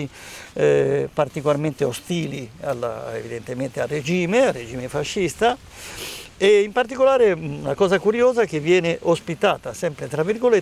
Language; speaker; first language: Italian; native; Italian